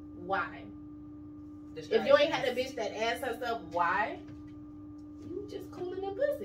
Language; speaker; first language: English; native; English